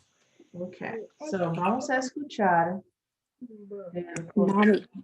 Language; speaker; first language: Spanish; non-native, learner; English